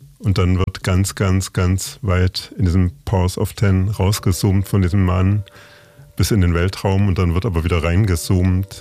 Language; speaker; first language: German; native; German